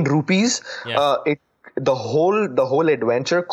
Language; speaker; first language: English; non-native, local second language; Gujarati